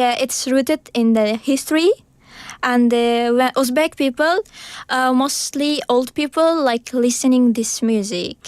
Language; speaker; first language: English; non-native, learner; Uzbek